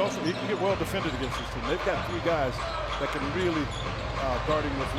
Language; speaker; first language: English; native; English